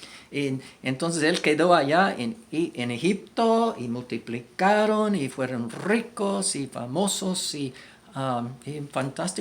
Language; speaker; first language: Spanish; non-native, fluent; English